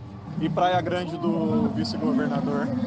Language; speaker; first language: Portuguese; native; Portuguese